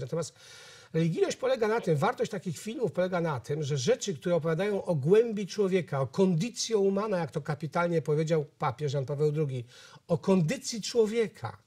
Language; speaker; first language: Polish; native; Polish